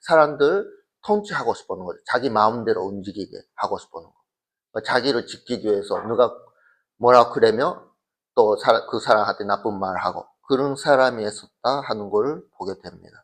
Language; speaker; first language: Korean; early bilingual, heritage; Korean